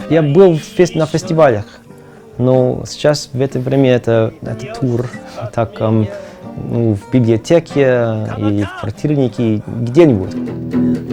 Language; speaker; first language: Russian; non-native, learner; English